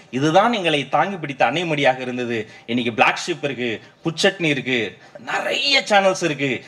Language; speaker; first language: Tamil; native; Tamil